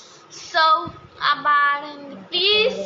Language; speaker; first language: Hindi; non-native, local second language; Bangla